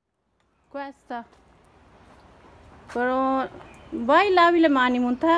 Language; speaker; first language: Italian; non-native, learner; Hindi